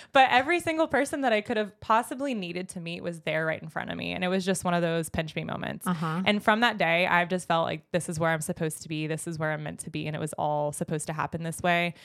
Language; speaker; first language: English; native; English